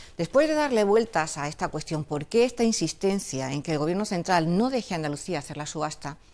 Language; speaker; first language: Spanish; native; Spanish